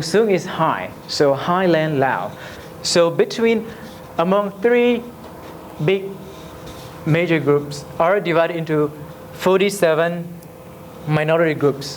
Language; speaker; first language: English; non-native, learner; Lao